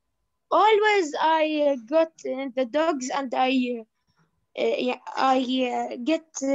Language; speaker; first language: English; non-native, learner; Arabic